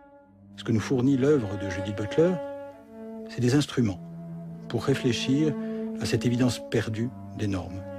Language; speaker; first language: French; native; French